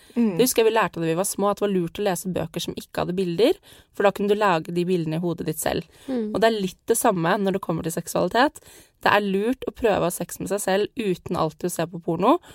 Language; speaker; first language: Norwegian; native; Norwegian